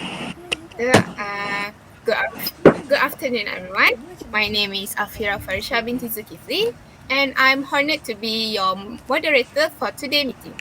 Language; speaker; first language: English; non-native, local second language; Malay